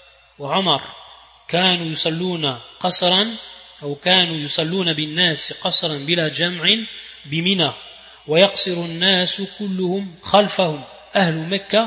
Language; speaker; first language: Arabic; non-native, fluent; French